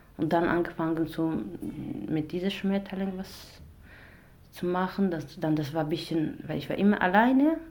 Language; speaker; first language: German; non-native, learner; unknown